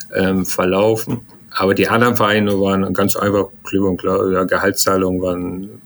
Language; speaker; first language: German; native; German